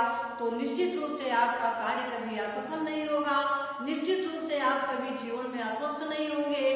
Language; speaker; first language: Hindi; native; Hindi